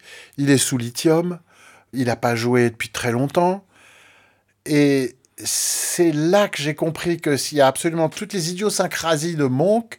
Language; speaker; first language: French; native; French